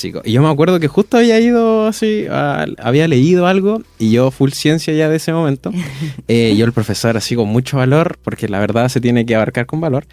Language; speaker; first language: Spanish; native; Spanish